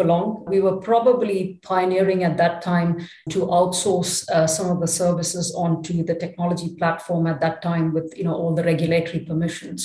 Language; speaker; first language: English; non-native, local second language; Tamil